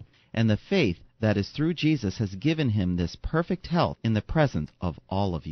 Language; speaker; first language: English; native; English